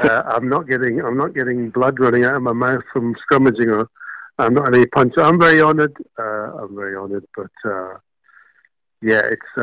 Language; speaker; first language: English; native; English